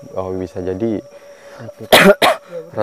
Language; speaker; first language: Indonesian; native; Indonesian